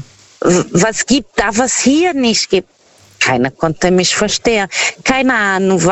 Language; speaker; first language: German; non-native, fluent; Portuguese